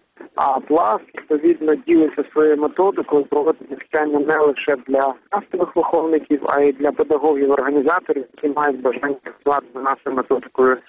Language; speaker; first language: Ukrainian; native; Ukrainian